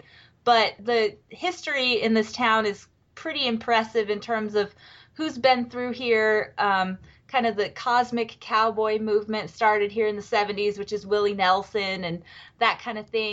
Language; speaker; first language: English; native; English